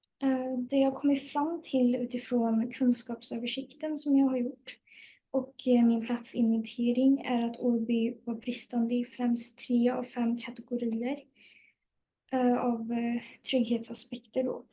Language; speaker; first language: Swedish; native; Swedish